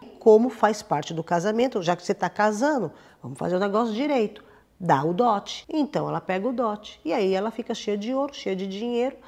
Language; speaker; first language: Portuguese; native; Portuguese